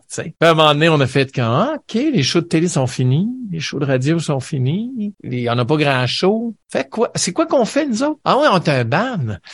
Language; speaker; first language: French; native; French